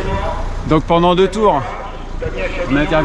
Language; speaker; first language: French; native; French